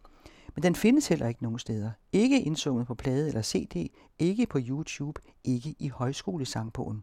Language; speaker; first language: Danish; native; Danish